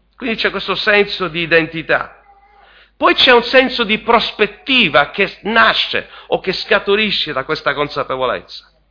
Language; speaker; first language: Italian; native; Italian